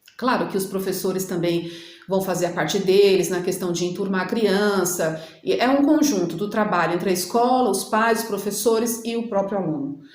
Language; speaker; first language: Portuguese; native; Portuguese